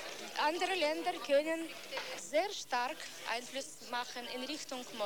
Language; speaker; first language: German; non-native, learner; Lithuanian